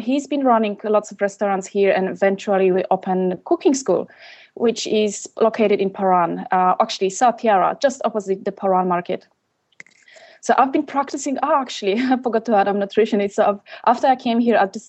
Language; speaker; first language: English; non-native, fluent; Polish